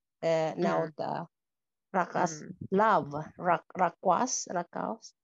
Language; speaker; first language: Finnish; non-native, learner; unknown